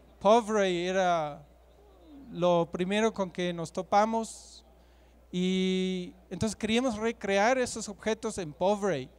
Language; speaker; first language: Spanish; non-native, fluent; German